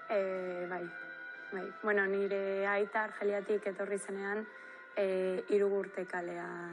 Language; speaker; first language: Basque; non-native, local second language; Spanish